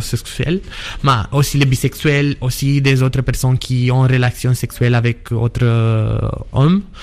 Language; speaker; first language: French; non-native, learner; Romanian